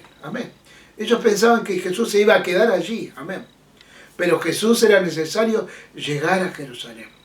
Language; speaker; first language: Spanish; native; Spanish